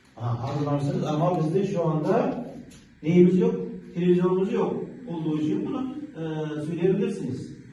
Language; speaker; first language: Turkish; non-native, fluent; Uzbek